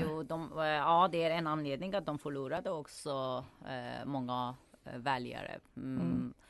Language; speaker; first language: Swedish; non-native, fluent; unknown